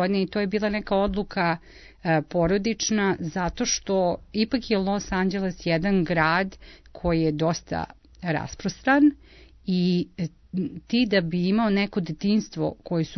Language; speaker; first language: Serbian; early bilingual, heritage; Serbian